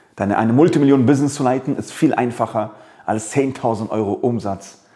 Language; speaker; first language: German; early bilingual, other home language; Persian